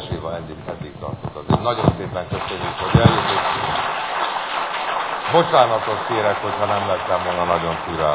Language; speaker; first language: Hungarian; native; Hungarian